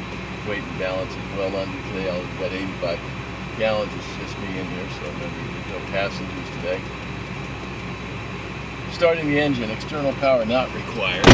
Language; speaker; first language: English; native; English